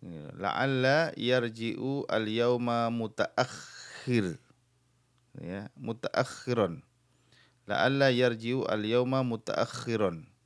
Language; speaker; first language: Arabic; non-native, fluent; Indonesian